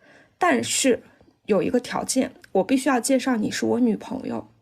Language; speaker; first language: Chinese; native; Chinese